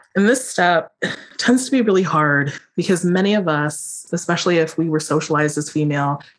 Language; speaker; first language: English; native; English